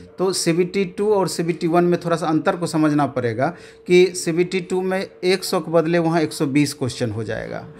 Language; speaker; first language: Hindi; native; Hindi